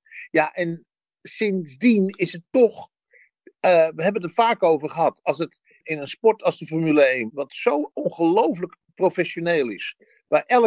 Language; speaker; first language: Dutch; native; Dutch